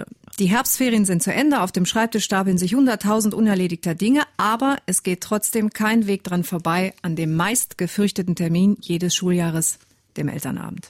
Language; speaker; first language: German; native; German